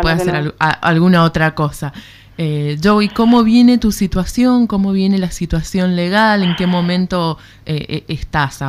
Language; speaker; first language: Spanish; native; Spanish